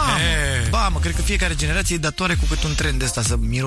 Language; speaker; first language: Romanian; native; Romanian